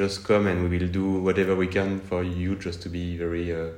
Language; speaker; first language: English; non-native, fluent; French